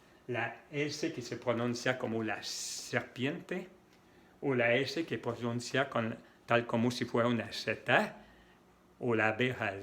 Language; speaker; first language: Spanish; non-native, fluent; French